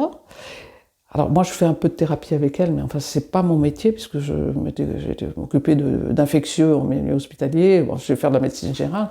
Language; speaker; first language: French; native; French